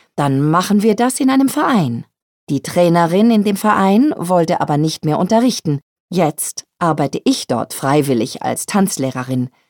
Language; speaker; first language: German; non-native, fluent; Spanish